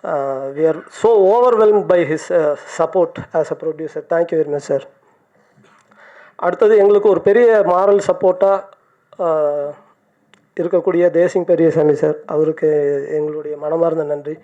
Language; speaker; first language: Tamil; native; Tamil